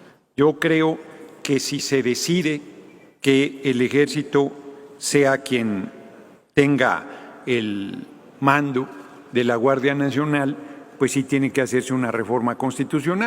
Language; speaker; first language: Spanish; native; Spanish